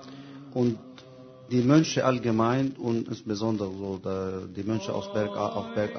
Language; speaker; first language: German; non-native, fluent; Arabic